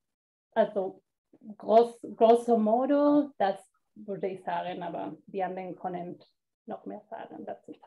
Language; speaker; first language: German; non-native, fluent; Spanish